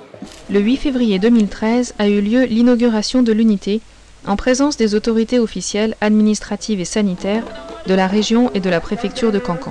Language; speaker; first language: French; native; French